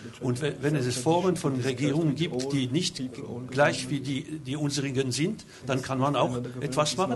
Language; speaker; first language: German; non-native, local second language; French